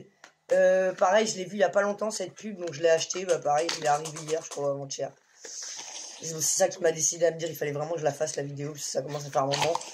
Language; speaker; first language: French; native; French